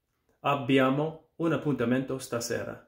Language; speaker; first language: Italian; non-native, fluent; English